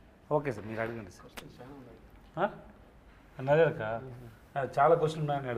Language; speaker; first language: Telugu; non-native, learner; Tamil